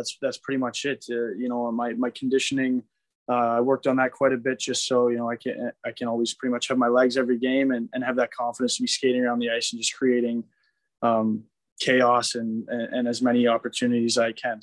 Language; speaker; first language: English; native; English